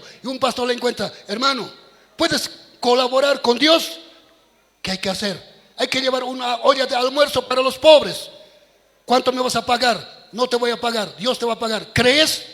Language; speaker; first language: Spanish; native; Spanish